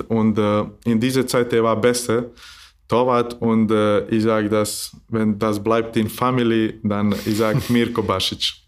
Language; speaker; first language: German; non-native, learner; Bosnian